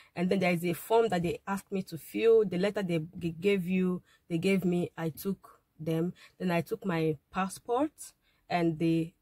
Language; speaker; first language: English; non-native, local second language; Igbo